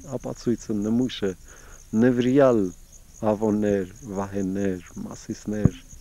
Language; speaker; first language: Armenian; early bilingual, heritage; Armenian